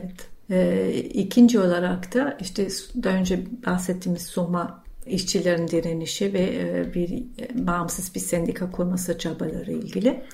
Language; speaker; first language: Turkish; non-native, fluent; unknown